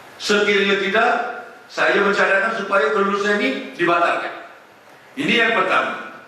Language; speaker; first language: Malay; non-native, local second language; Tamil